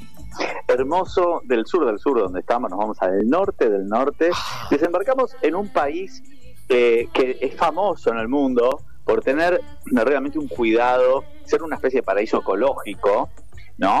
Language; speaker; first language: Spanish; native; Spanish